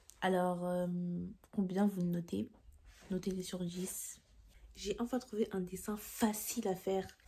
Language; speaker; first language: French; native; French